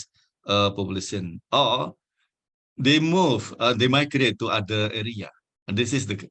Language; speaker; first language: English; non-native, fluent; Indonesian